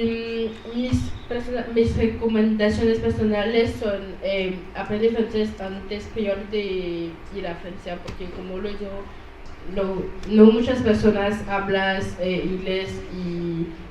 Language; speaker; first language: Spanish; non-native, learner; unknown